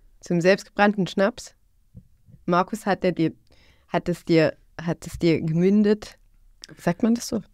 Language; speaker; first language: German; non-native, fluent; Bosnian